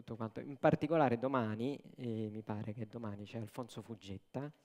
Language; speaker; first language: Italian; native; Italian